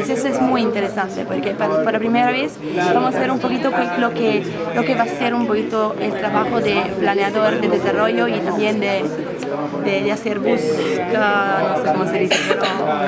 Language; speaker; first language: Spanish; non-native, fluent; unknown